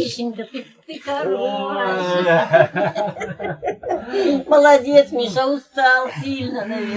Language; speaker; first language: Russian; native; Russian